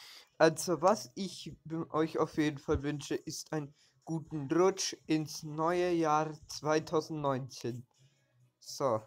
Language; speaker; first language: German; early bilingual, other home language; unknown